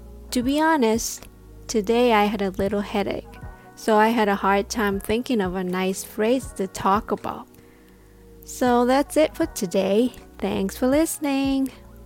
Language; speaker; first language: English; non-native, fluent; Japanese